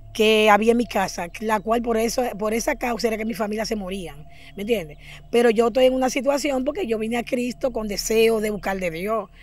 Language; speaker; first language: Spanish; native; Spanish